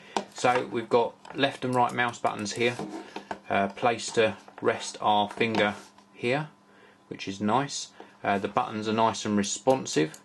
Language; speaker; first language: English; native; English